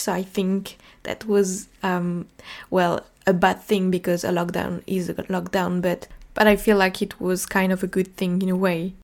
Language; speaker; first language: English; non-native, fluent; French